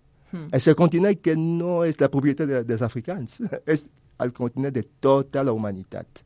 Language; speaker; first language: Catalan; non-native, fluent; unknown